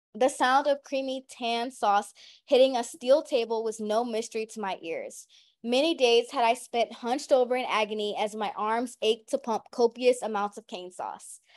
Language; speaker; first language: English; native; English